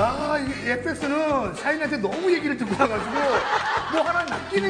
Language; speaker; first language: Korean; native; Korean